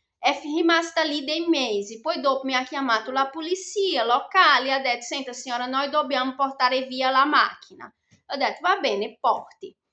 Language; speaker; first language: Italian; non-native, fluent; Portuguese